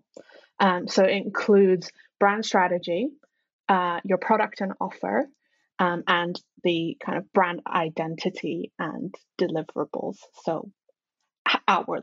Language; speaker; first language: English; non-native, local second language; Cantonese